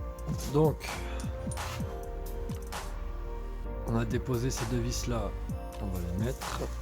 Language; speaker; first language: French; native; French